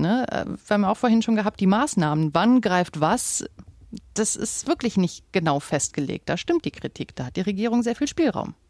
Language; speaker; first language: German; native; German